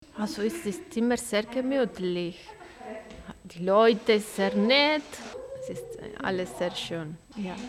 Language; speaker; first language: German; non-native, learner; Spanish